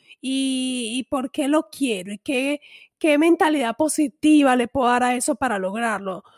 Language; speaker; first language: Spanish; native; Spanish